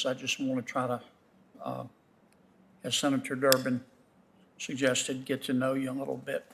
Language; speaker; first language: English; native; English